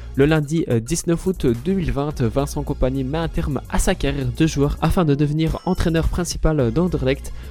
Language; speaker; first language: French; native; French